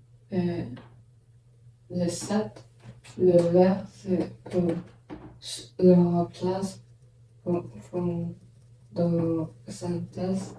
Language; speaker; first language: French; non-native, learner; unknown